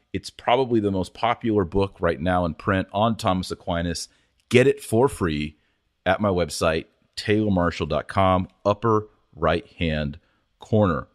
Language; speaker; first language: English; native; English